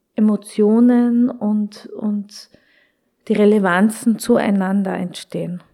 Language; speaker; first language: German; native; German